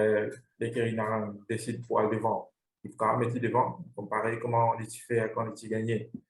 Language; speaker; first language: French; non-native, local second language; Morisyen